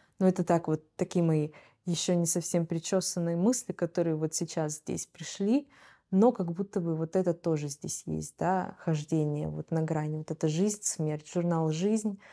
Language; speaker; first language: Russian; native; Russian